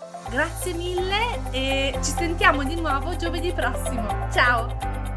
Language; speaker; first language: Italian; native; Italian